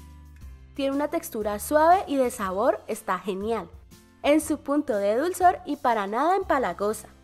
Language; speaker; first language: Spanish; native; Spanish